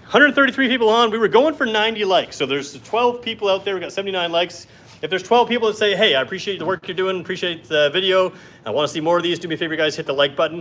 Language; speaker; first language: English; native; English